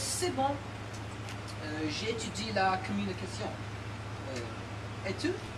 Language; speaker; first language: French; non-native, learner; English